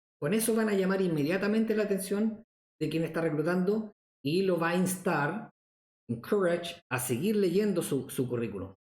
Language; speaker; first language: Spanish; native; Spanish